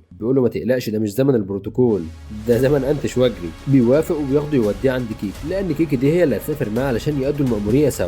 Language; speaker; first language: Arabic; native; Arabic